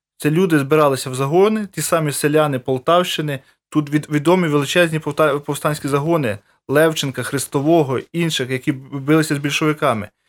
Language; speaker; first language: Ukrainian; native; Ukrainian